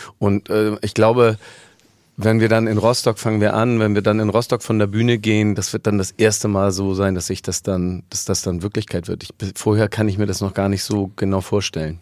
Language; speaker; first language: German; native; German